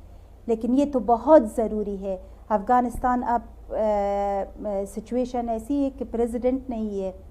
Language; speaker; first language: Hindi; non-native, learner; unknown